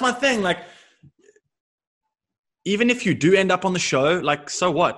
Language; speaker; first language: English; native; English